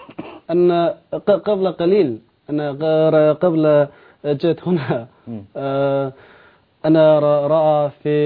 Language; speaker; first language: Arabic; non-native, learner; Chinese